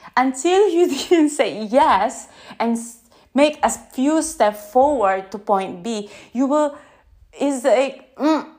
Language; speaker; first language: English; non-native, local second language; Filipino